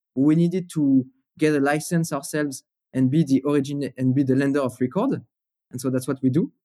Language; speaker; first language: English; non-native, fluent; French